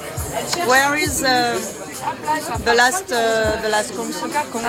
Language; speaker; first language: English; non-native, learner; French